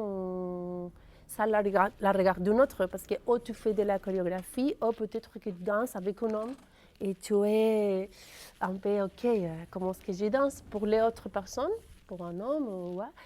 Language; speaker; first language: French; non-native, fluent; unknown